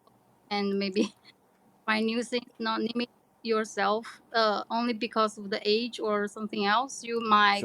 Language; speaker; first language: English; non-native, learner; Chinese